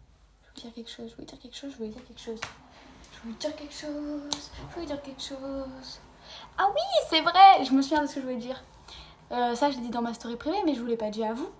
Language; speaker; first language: French; native; French